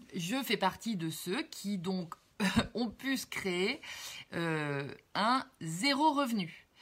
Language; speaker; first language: French; native; French